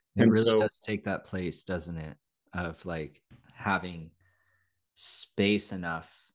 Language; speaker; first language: English; native; English